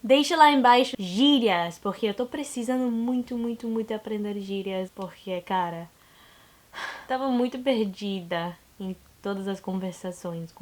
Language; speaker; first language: Portuguese; non-native, learner; English